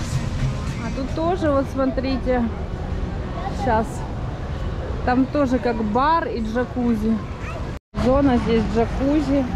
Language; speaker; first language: Russian; native; Russian